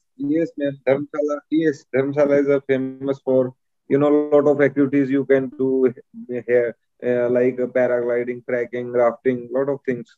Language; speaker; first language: English; non-native, local second language; Hindi